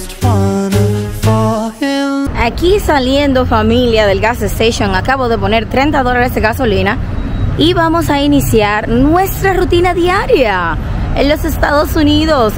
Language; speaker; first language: Spanish; native; Spanish